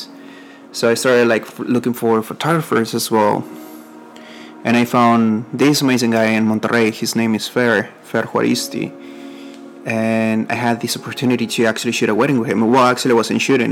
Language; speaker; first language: English; non-native, fluent; Spanish